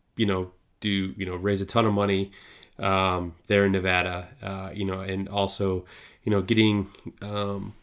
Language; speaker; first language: English; native; English